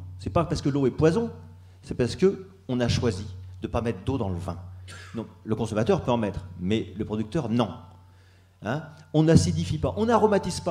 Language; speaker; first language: French; native; French